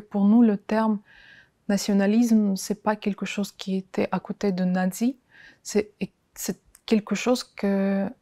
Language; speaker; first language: French; non-native, fluent; Ukrainian